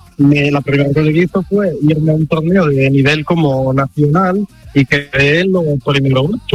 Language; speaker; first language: Spanish; non-native, fluent; Italian